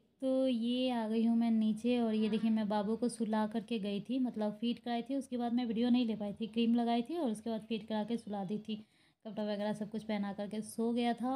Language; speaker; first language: Hindi; native; Hindi